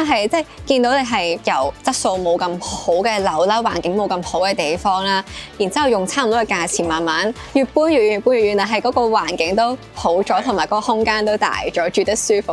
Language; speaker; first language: Cantonese; native; Cantonese